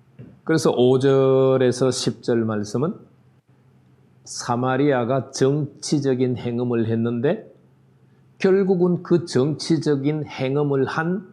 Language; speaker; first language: Korean; native; Korean